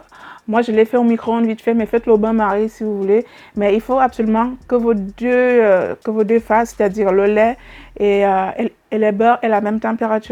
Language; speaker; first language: French; native; French